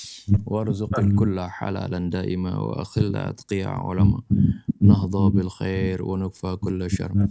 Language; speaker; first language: Arabic; non-native, fluent; Indonesian